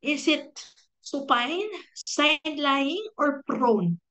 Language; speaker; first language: English; non-native, local second language; Filipino